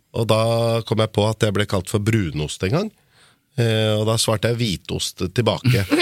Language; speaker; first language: Norwegian; early bilingual, other home language; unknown